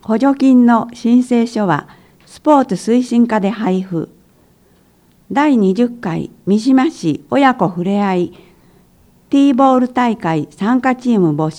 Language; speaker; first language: Japanese; native; Japanese